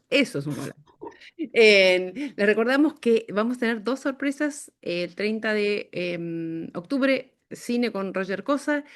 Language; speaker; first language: Spanish; native; Spanish